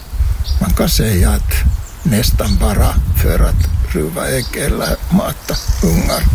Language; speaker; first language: Swedish; non-native, fluent; Finnish